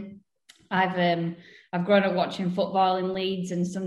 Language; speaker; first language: English; native; English